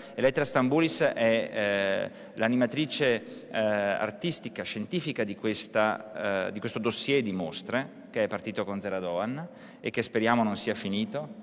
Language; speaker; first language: Italian; native; Italian